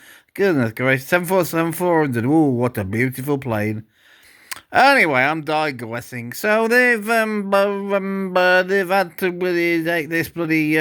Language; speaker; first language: English; native; English